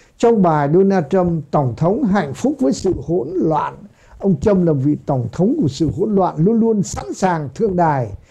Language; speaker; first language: Vietnamese; native; Vietnamese